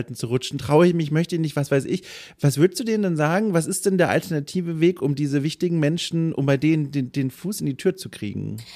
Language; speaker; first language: German; native; German